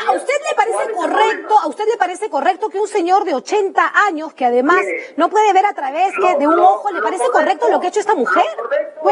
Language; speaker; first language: Spanish; native; Spanish